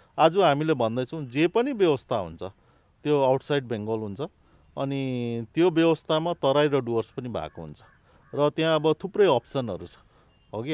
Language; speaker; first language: Nepali; native; Nepali